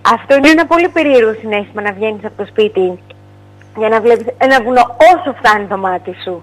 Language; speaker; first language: Greek; native; Greek